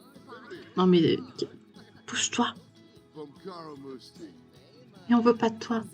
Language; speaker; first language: French; native; French